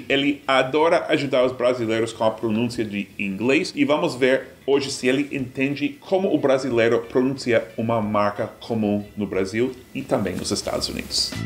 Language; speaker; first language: Portuguese; non-native, fluent; English